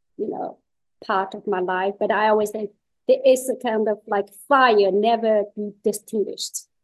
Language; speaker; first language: English; non-native, learner; Chinese